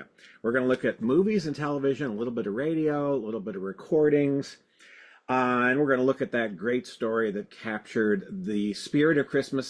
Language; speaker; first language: English; native; English